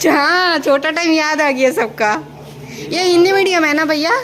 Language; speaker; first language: Hindi; non-native, local second language; Bangla